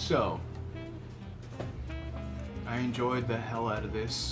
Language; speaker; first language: English; native; English